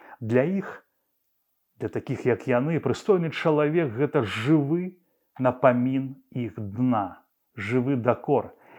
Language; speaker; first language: Belarusian; non-native, local second language; Russian